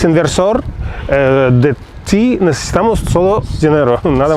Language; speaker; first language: Spanish; non-native, fluent; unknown